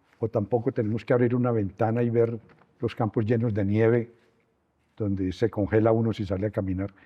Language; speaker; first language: Spanish; native; Spanish